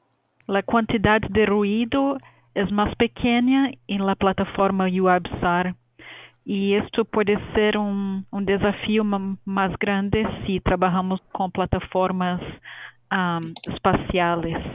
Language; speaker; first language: Spanish; non-native, fluent; Portuguese